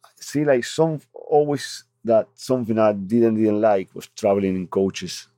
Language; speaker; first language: English; non-native, fluent; Spanish